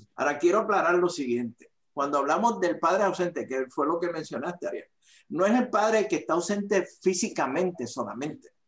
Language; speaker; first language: Spanish; native; Spanish